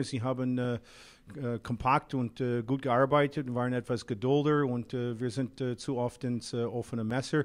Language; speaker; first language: German; non-native, fluent; English